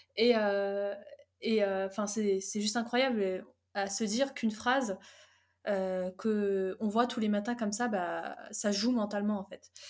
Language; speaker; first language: French; early bilingual, other home language; Arabic